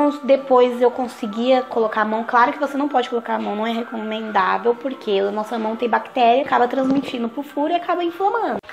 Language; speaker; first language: Portuguese; native; Portuguese